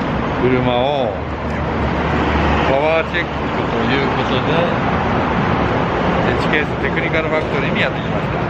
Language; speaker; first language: Japanese; native; Japanese